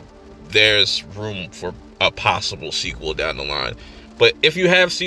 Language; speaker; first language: English; native; English